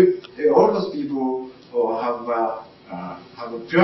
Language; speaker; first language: English; non-native, learner; Japanese